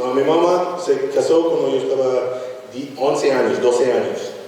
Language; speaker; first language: Spanish; early bilingual, other home language; English